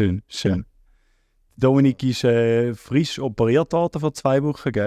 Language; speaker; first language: German; native; German